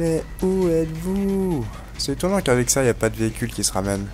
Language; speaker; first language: French; native; French